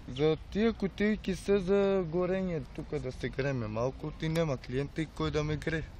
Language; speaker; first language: Bulgarian; non-native, local second language; Romany